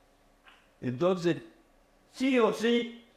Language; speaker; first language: Spanish; native; Spanish